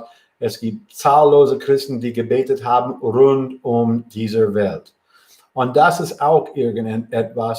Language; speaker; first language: German; non-native, fluent; English